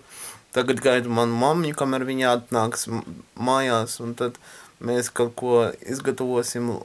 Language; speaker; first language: Latvian; non-native, local second language; Russian